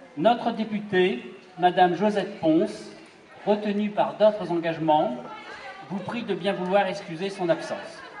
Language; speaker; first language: French; native; French